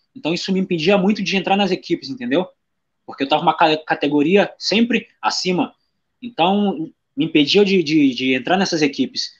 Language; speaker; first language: Portuguese; native; Portuguese